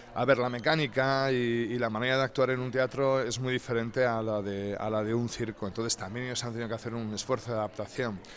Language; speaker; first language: Spanish; native; Spanish